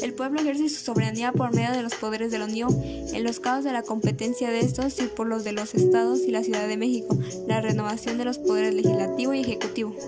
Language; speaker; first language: Spanish; native; Spanish